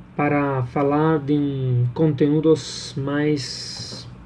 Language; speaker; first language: Portuguese; non-native, fluent; Italian